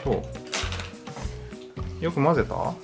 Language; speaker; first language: Japanese; native; Japanese